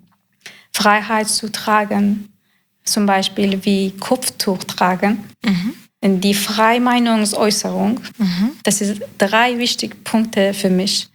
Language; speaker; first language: German; non-native, learner; Persian